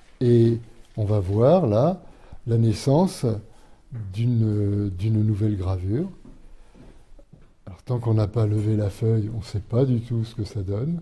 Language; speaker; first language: French; native; French